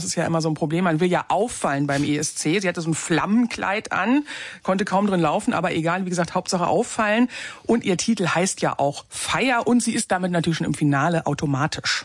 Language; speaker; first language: German; native; German